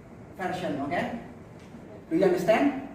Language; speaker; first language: English; non-native, learner; Indonesian